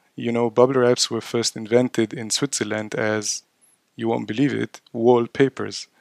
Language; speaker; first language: English; non-native, fluent; Arabic